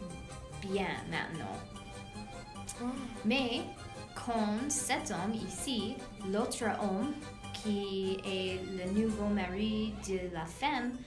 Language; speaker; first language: French; non-native, learner; English